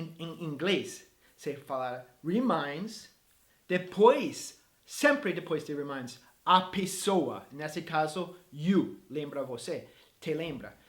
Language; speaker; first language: Portuguese; non-native, fluent; English